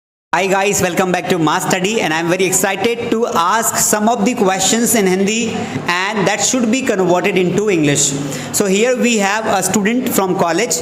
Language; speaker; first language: English; non-native, local second language; Hindi